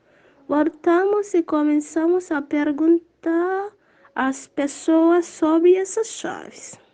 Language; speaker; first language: Portuguese; non-native, learner; Haitian Creole